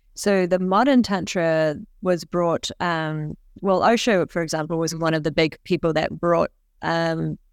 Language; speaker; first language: English; native; English